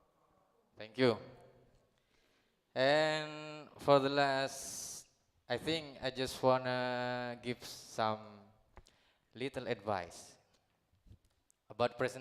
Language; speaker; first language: English; non-native, learner; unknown